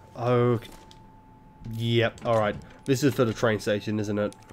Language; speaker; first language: English; native; English